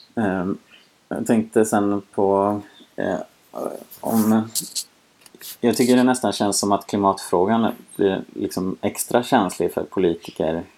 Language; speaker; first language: Swedish; native; Swedish